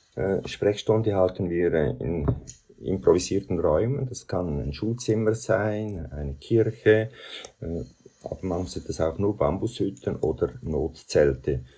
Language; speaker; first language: German; native; German